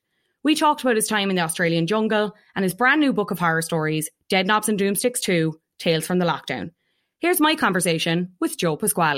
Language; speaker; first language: English; native; English